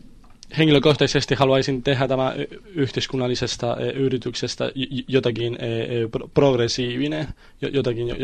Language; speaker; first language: Finnish; non-native, learner; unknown